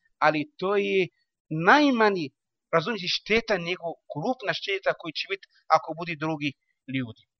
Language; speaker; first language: Bosnian; non-native, learner; Arabic